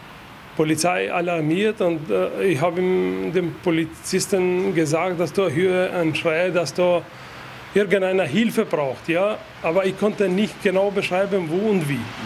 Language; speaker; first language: German; non-native, fluent; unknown